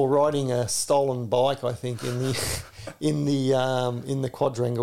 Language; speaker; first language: English; native; English